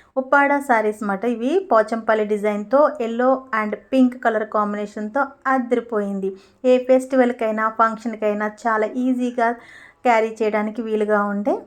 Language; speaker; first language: Telugu; native; Telugu